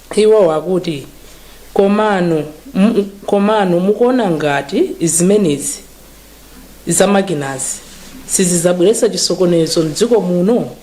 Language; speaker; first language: Nyanja; native; Nyanja